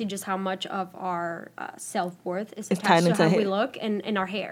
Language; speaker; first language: English; non-native, fluent; Spanish